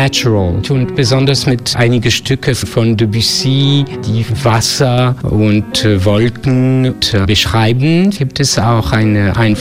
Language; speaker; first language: German; non-native, fluent; French